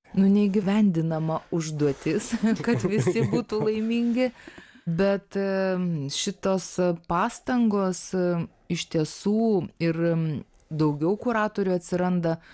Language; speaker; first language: Lithuanian; native; Lithuanian